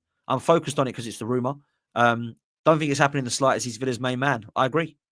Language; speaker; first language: English; native; English